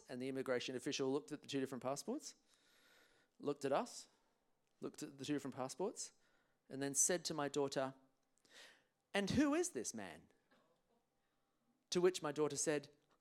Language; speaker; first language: English; native; English